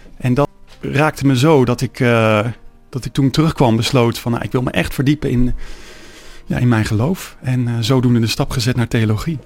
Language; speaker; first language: Dutch; native; Dutch